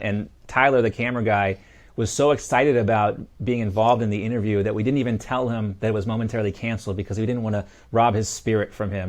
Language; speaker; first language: English; native; English